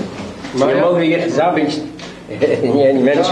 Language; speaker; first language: Polish; non-native, local second language; Yiddish